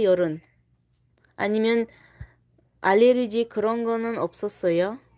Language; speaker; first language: Korean; non-native, fluent; Tajik